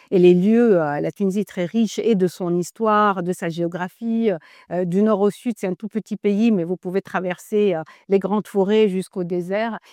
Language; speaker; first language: French; non-native, local second language; Arabic